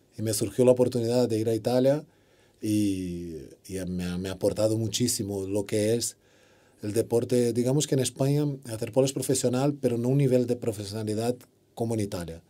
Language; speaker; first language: Spanish; non-native, fluent; Portuguese